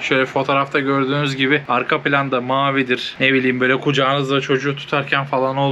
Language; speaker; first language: Turkish; native; Turkish